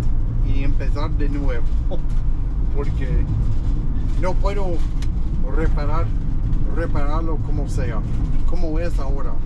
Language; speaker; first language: Spanish; non-native, fluent; English